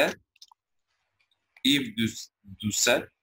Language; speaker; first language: French; non-native, learner; Albanian